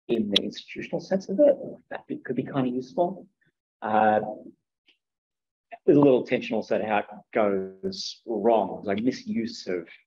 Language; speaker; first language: English; native; English